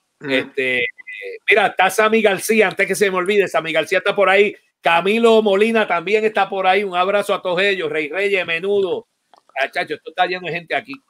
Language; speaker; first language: Spanish; native; Spanish